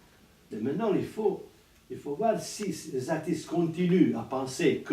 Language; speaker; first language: French; non-native, fluent; Italian